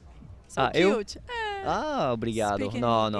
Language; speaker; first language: Portuguese; non-native, learner; Italian